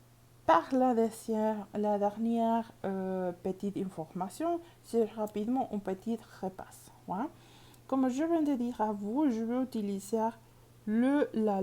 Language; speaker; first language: French; non-native, learner; Spanish